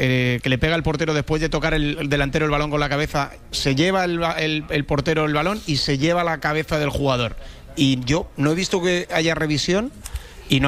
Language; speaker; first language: Spanish; native; Spanish